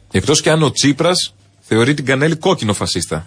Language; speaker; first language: Greek; native; Greek